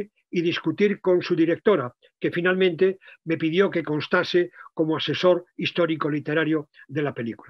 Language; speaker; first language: Spanish; native; Spanish